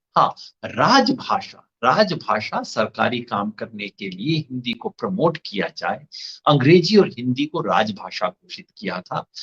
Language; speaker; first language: Hindi; native; Hindi